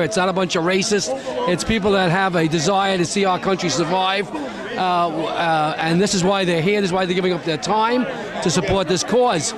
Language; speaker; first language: English; native; English